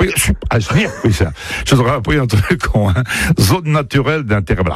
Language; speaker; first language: French; native; French